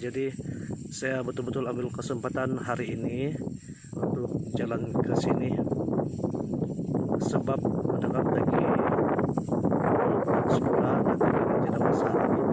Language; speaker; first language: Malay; non-native, local second language; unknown